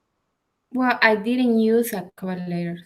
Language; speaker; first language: English; non-native, learner; Spanish